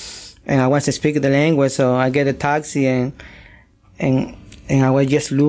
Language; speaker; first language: English; non-native, learner; Spanish